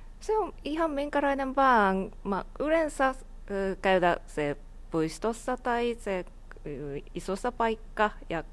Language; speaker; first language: Finnish; non-native, learner; Japanese